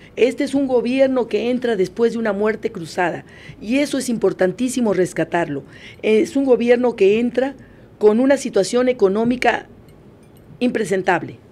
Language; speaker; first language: Spanish; native; Spanish